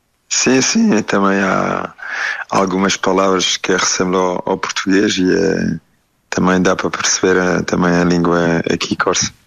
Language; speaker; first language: Portuguese; early bilingual, heritage; French